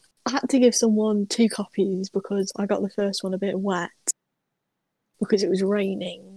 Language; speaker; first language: English; native; English